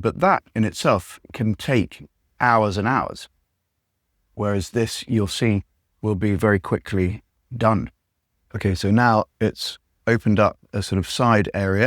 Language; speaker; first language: English; native; English